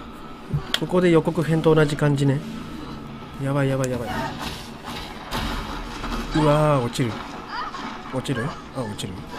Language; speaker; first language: Japanese; native; Japanese